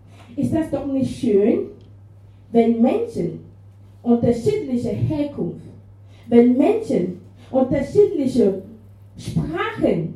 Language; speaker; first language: German; non-native, fluent; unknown